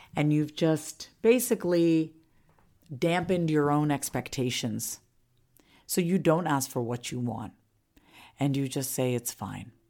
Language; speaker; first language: English; native; English